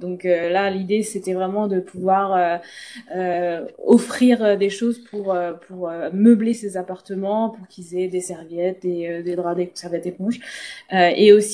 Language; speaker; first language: French; native; French